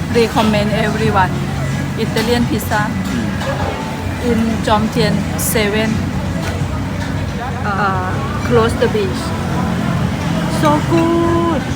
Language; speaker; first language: English; non-native, learner; Thai